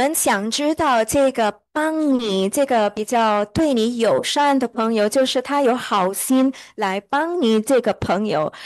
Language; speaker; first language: Chinese; early bilingual, heritage; Chinese